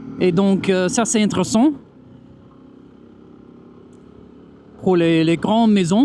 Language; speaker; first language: French; non-native, fluent; English